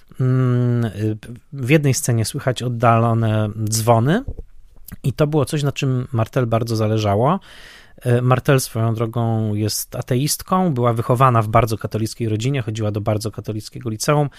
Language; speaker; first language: Polish; native; Polish